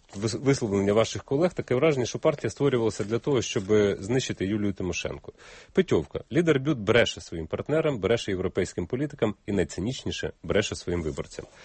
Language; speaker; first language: Ukrainian; native; Ukrainian